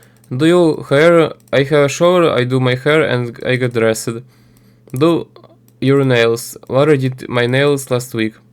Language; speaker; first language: English; non-native, learner; Ukrainian